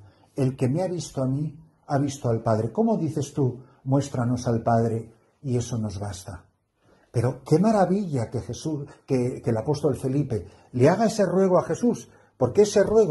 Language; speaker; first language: Spanish; native; Spanish